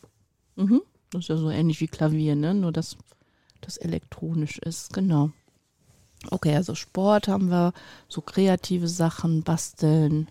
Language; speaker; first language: German; native; German